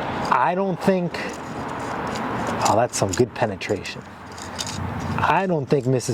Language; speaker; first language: English; native; English